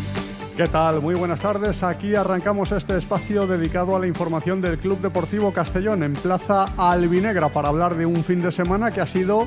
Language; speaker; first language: Spanish; native; Spanish